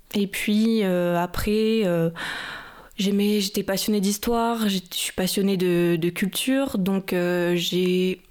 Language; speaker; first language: French; native; French